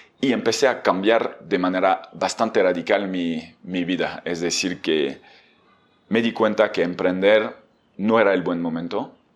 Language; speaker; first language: Spanish; non-native, fluent; French